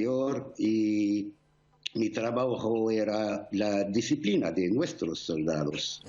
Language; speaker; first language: Spanish; non-native, fluent; English